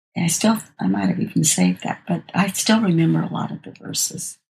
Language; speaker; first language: English; native; English